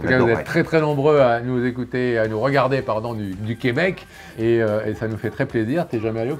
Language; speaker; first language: French; native; French